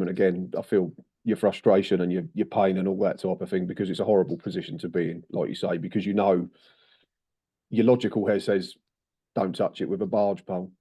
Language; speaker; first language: English; native; English